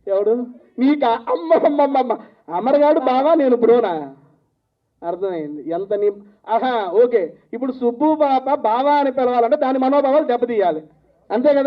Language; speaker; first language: Telugu; native; Telugu